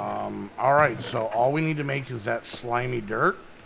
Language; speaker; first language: English; native; English